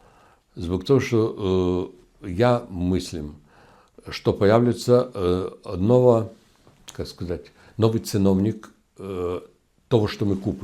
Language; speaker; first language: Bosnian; non-native, fluent; Russian